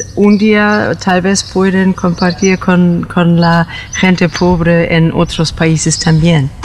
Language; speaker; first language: Spanish; non-native, learner; German